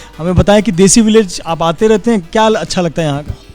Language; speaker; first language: Hindi; native; Hindi